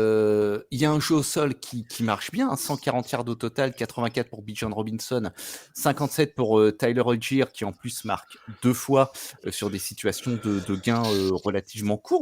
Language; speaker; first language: French; native; French